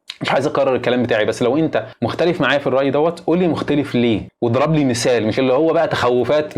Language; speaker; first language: Arabic; native; Arabic